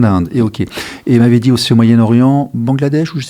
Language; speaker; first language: French; native; French